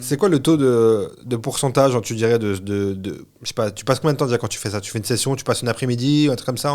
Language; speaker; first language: French; native; French